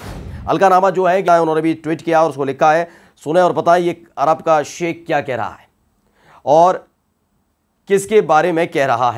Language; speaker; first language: Hindi; native; Hindi